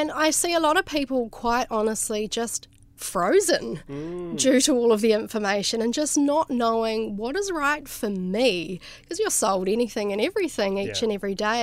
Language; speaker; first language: English; native; English